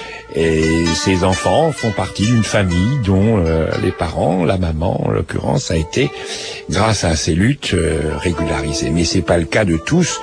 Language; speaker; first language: French; native; French